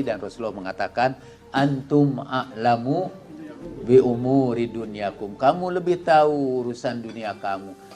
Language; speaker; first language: Indonesian; native; Indonesian